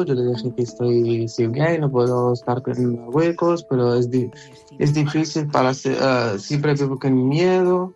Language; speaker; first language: Spanish; non-native, learner; Arabic